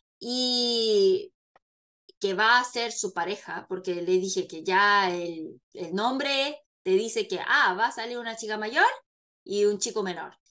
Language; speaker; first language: Spanish; non-native, fluent; Korean